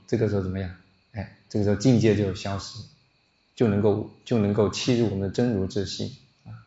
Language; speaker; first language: Chinese; non-native, local second language; Min Nan Chinese